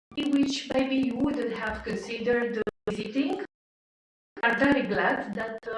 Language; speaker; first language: English; non-native, fluent; Romanian